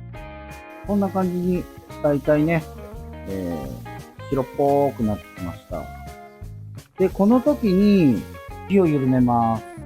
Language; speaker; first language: Japanese; native; Japanese